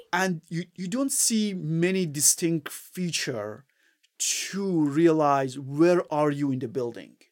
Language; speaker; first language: English; non-native, fluent; Persian